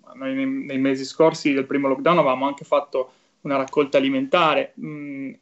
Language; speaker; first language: Italian; native; Italian